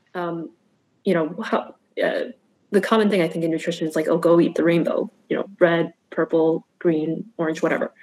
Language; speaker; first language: English; native; English